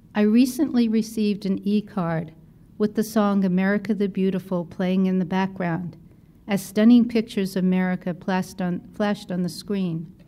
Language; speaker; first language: English; native; English